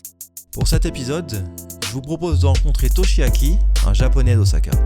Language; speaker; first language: French; native; French